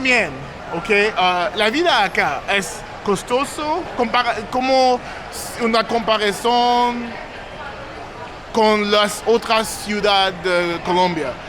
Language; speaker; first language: Spanish; non-native, learner; English